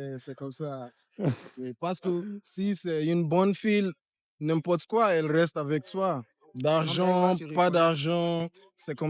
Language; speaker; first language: French; non-native, fluent; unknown